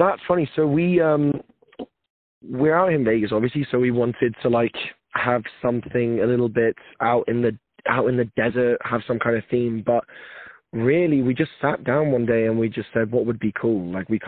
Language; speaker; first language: English; native; English